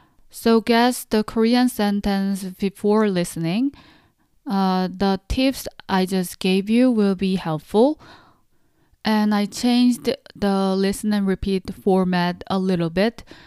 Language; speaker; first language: English; non-native, fluent; Korean